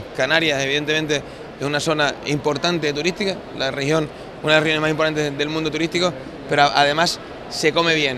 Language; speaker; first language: Spanish; native; Spanish